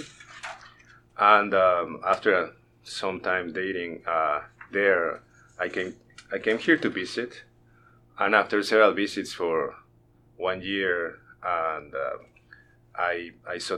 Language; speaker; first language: English; non-native, fluent; Spanish